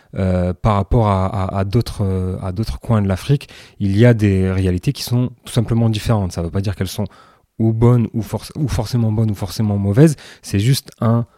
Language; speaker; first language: French; native; French